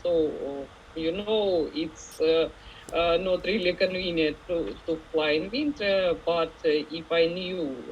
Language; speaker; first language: English; non-native, learner; Ukrainian